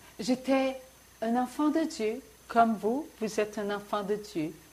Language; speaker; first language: French; native; French